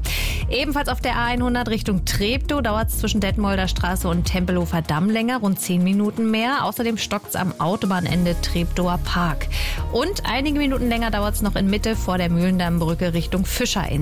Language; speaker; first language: German; native; German